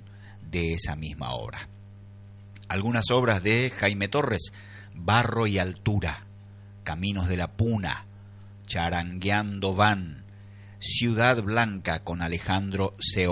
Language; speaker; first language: Spanish; native; Spanish